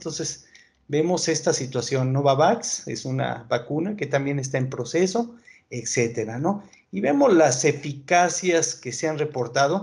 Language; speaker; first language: Spanish; native; Spanish